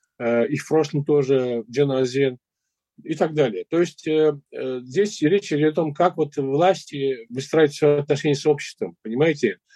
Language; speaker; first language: Russian; non-native, local second language; Uzbek